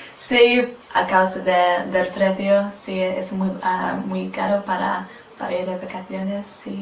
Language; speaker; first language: Spanish; non-native, learner; English